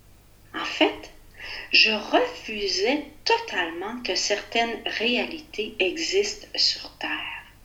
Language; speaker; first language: French; native; French